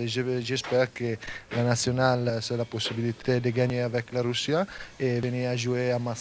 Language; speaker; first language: French; non-native, learner; Italian